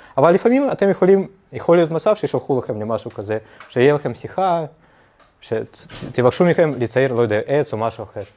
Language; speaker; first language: Hebrew; non-native, fluent; Russian